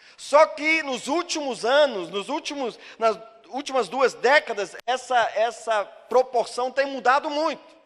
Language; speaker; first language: Portuguese; non-native, fluent; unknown